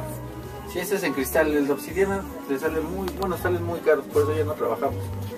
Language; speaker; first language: Spanish; native; Spanish